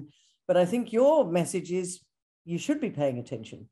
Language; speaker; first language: English; native; English